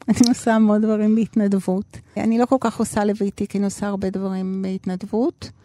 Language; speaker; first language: Hebrew; early bilingual, other home language; Spanish